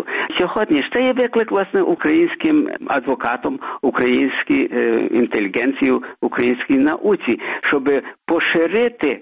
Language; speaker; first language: Ukrainian; early bilingual, heritage; Ukrainian